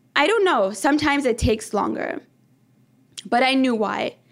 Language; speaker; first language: English; early bilingual, other home language; Persian